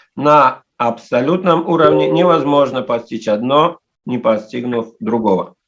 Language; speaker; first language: Russian; native; Russian